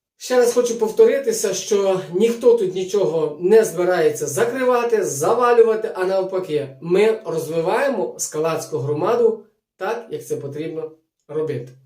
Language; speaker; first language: Ukrainian; native; Ukrainian